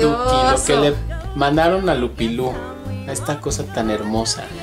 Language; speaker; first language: Spanish; native; Spanish